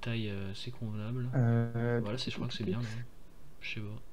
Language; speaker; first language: French; native; French